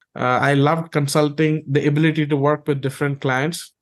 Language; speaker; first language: English; non-native, local second language; Malayalam